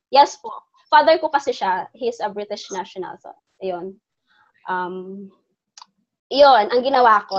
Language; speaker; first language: Filipino; non-native, local second language; Cebuano